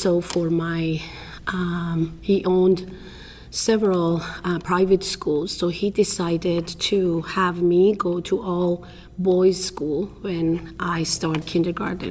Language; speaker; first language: English; non-native, fluent; Persian